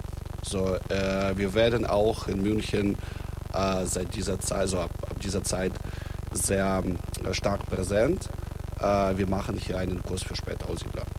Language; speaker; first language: German; non-native, fluent; Russian